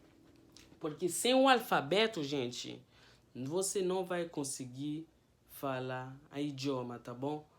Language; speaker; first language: Portuguese; non-native, fluent; Haitian Creole